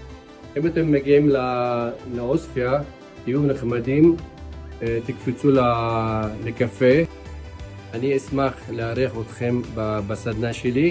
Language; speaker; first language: Hebrew; non-native, local second language; Arabic